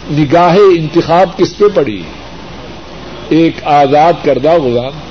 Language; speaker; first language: Urdu; non-native, local second language; Punjabi